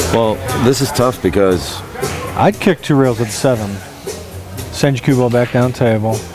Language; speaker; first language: English; native; English